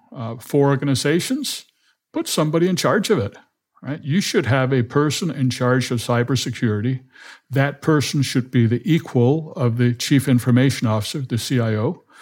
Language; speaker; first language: English; non-native, fluent; Danish